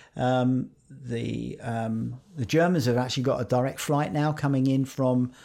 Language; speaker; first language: English; native; English